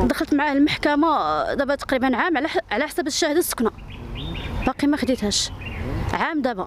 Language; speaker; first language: Arabic; native; Arabic